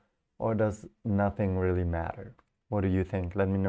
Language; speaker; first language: English; non-native, fluent; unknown